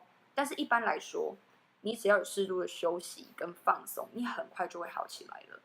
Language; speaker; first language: Chinese; native; Chinese